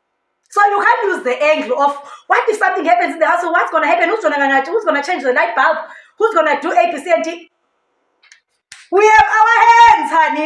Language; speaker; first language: English; non-native, local second language; Xhosa